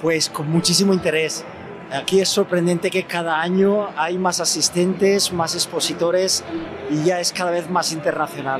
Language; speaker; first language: Spanish; native; Spanish